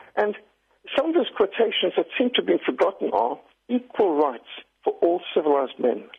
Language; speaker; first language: English; native; English